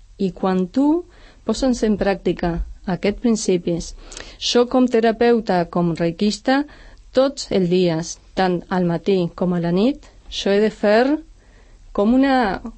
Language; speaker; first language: Catalan; non-native, fluent; Spanish